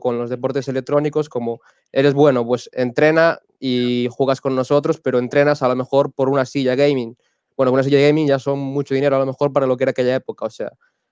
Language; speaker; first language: Spanish; native; Spanish